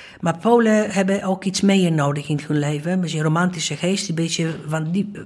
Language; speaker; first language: Dutch; non-native, fluent; Polish